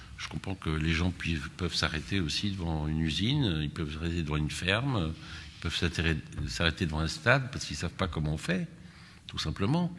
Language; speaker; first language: French; native; French